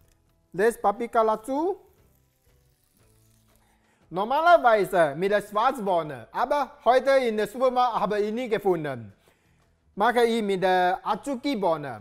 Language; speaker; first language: German; non-native, learner; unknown